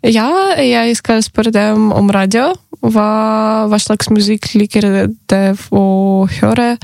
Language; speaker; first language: Norwegian; non-native, learner; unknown